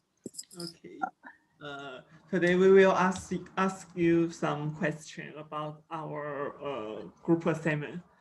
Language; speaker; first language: English; non-native, local second language; Chinese